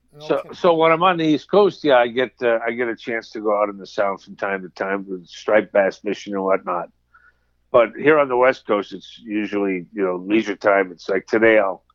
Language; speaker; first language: English; native; English